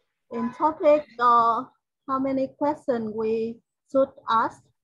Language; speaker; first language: English; non-native, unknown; Vietnamese